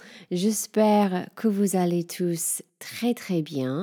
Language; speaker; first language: French; non-native, fluent; English